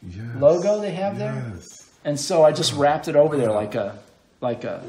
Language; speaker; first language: English; native; English